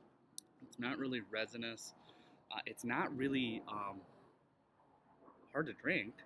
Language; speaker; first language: English; native; English